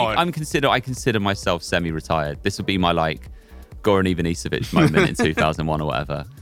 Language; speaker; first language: English; native; English